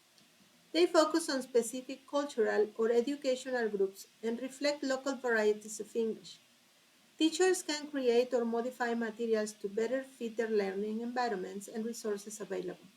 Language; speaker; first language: English; non-native, fluent; Spanish